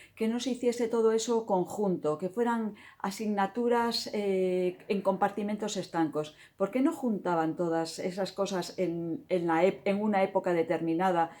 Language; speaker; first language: Galician; non-native, local second language; Spanish